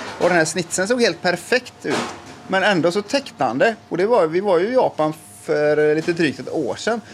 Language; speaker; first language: Swedish; native; Swedish